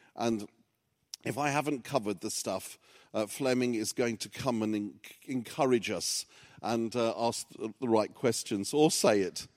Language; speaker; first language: English; early bilingual, other home language; Greek